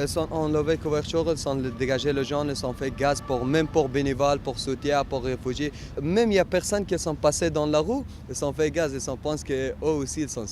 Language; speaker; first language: French; non-native, learner; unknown